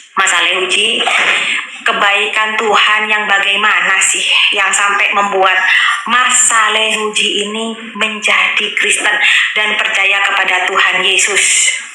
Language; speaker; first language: Indonesian; non-native, local second language; Madurese